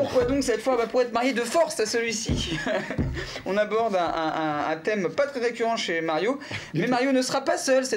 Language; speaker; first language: French; native; French